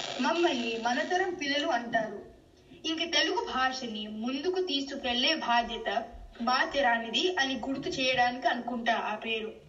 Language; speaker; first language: Telugu; early bilingual, heritage; Telugu